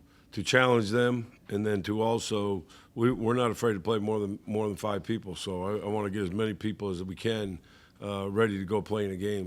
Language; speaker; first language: English; native; English